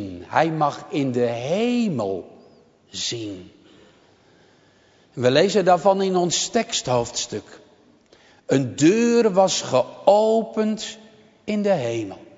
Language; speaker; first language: Dutch; native; Dutch